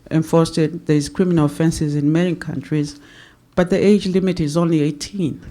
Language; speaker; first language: English; non-native, local second language; Swahili